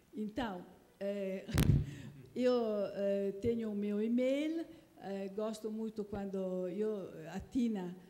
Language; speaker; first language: Portuguese; non-native, fluent; Italian